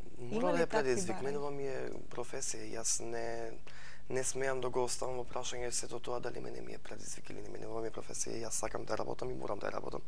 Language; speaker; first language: Macedonian; native; Macedonian